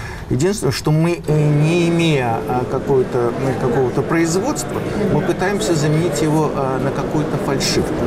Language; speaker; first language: Russian; native; Russian